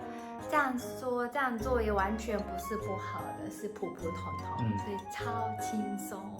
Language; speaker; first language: Chinese; non-native, fluent; Japanese